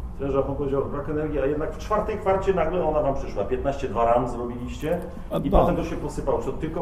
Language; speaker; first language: Polish; native; Polish